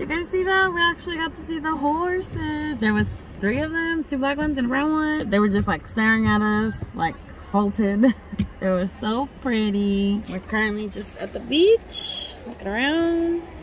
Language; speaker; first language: English; early bilingual, other home language; Spanish